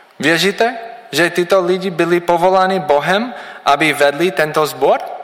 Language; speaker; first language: Czech; non-native, learner; English